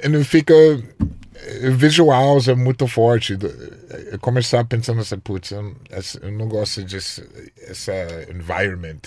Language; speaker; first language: Portuguese; non-native, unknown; English